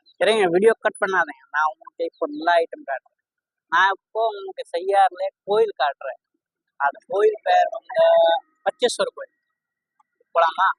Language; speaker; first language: Tamil; non-native, learner; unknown